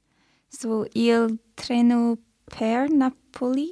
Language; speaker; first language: Italian; non-native, learner; English